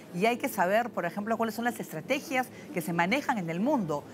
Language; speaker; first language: Spanish; native; Spanish